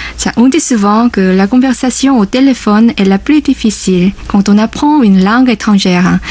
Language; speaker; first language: French; non-native, fluent; Korean